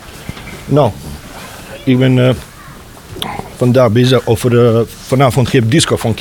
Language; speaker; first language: Dutch; non-native, learner; Bosnian